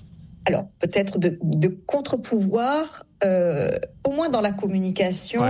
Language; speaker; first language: French; native; French